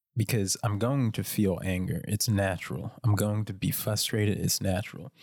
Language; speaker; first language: English; native; English